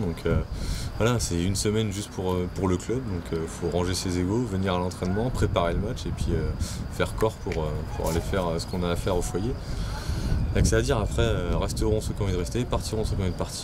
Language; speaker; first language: French; native; French